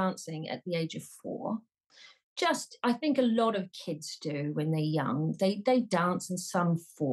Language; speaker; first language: English; native; English